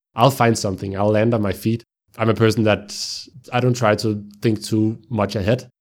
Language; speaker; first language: English; non-native, fluent; Danish